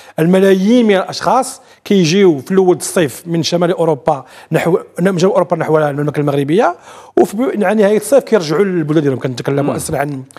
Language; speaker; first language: Arabic; native; Arabic